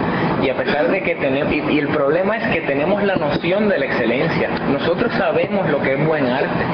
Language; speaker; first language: Spanish; native; Spanish